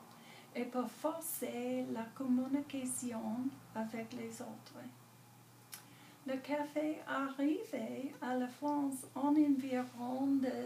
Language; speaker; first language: French; non-native, learner; English